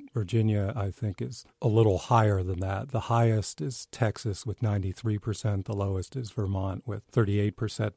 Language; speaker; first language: English; native; English